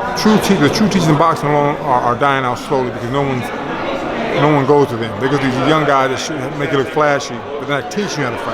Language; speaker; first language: English; native; English